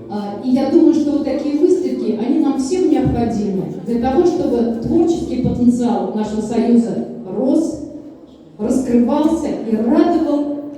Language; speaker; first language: Russian; native; Russian